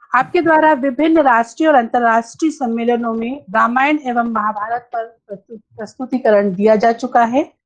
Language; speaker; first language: Hindi; native; Hindi